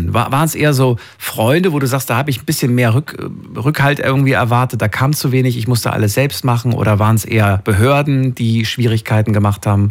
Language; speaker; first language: German; native; German